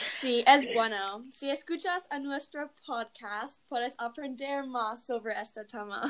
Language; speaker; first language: Spanish; non-native, learner; English